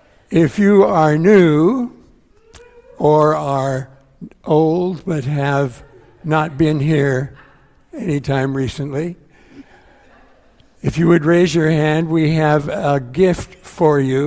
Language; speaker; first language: English; native; English